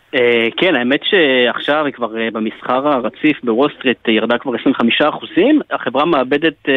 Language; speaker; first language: Hebrew; native; Hebrew